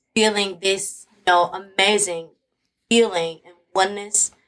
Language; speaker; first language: English; native; English